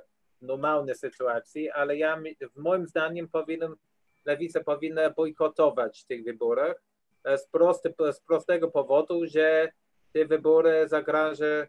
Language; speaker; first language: Polish; non-native, learner; English